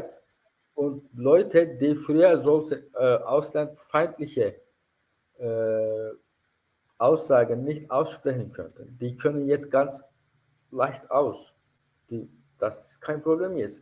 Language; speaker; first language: German; non-native, fluent; Turkish